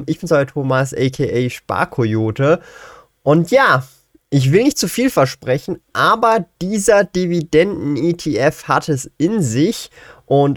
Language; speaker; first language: German; native; German